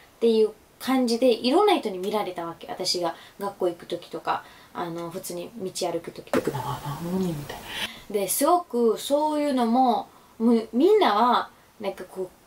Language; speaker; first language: Japanese; non-native, fluent; Urdu